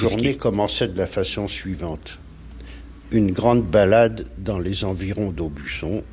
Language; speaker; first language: French; native; French